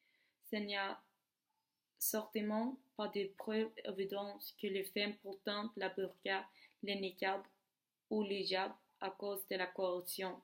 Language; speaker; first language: French; non-native, learner; Swedish